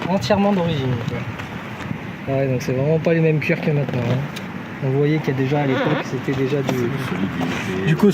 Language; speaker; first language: French; native; French